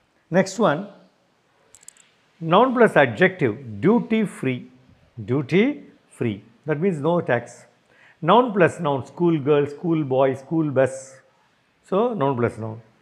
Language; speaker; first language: English; non-native, local second language; Tamil